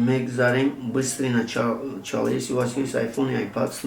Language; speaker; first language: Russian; non-native, local second language; Tajik